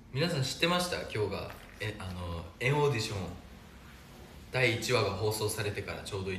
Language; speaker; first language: Japanese; non-native, fluent; Korean